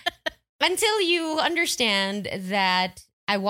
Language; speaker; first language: English; non-native, local second language; Filipino